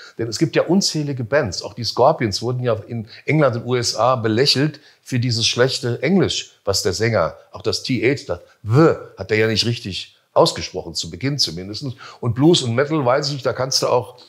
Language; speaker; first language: German; native; German